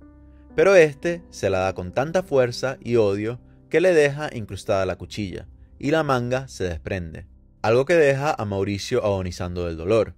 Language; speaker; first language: Spanish; native; Spanish